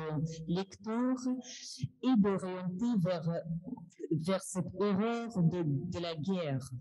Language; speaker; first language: French; non-native, fluent; Russian